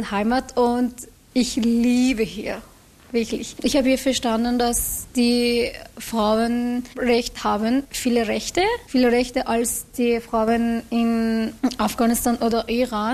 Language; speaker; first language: German; non-native, fluent; Persian